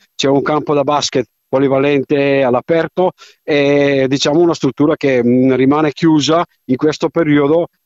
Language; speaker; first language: Italian; non-native, fluent; Macedonian